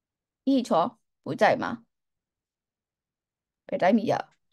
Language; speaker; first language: Chinese; native; Chinese